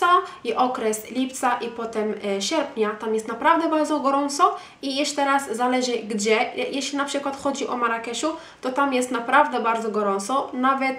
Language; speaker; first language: Polish; non-native, fluent; Arabic